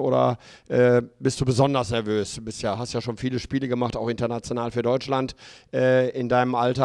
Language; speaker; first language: German; native; German